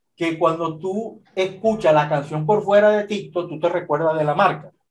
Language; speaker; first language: Spanish; native; Spanish